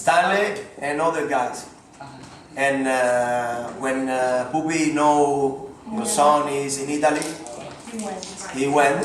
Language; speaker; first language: English; non-native, learner; Spanish